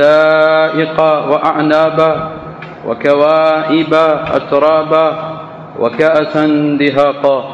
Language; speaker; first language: Arabic; non-native, fluent; Swahili